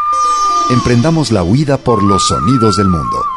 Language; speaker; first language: Spanish; native; Spanish